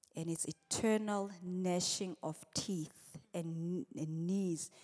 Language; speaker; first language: English; non-native, local second language; Swati